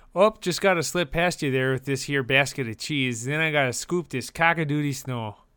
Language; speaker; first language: English; native; English